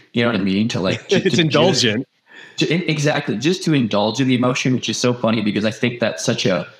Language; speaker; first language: English; native; English